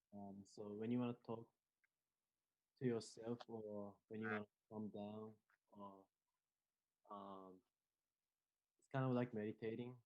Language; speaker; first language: English; non-native, fluent; Japanese